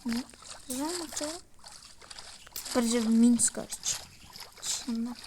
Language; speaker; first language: Kazakh; native; Kazakh